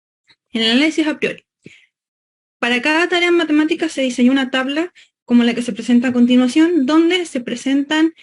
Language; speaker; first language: Spanish; native; Spanish